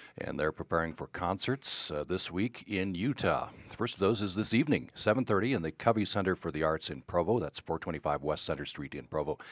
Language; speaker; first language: English; native; English